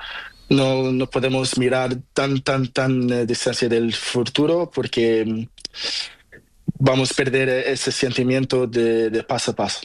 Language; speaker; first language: Spanish; non-native, learner; Portuguese